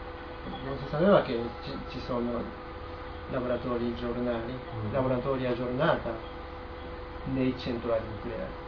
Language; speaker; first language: Italian; non-native, learner; Japanese